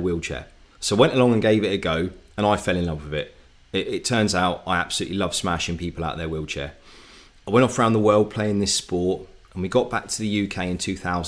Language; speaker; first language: English; native; English